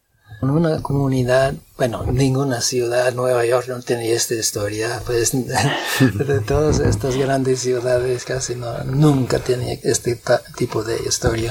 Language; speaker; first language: Spanish; non-native, fluent; English